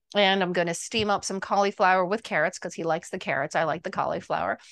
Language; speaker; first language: English; early bilingual, other home language; Italian